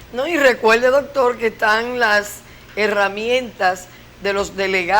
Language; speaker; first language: Spanish; native; Spanish